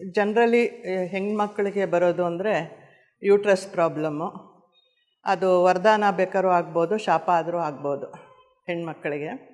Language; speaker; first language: Kannada; native; Kannada